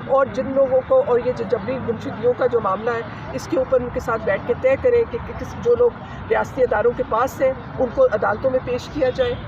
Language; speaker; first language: Urdu; non-native, local second language; Punjabi